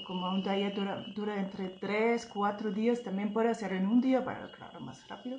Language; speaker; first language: Spanish; non-native, fluent; German